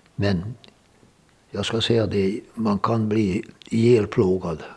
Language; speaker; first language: Swedish; non-native, fluent; Hungarian